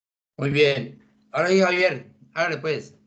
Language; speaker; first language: Spanish; native; Spanish